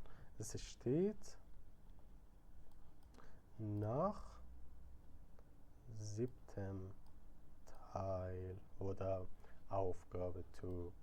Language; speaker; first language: German; non-native, fluent; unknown